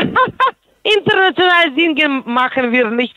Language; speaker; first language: German; non-native, fluent; Polish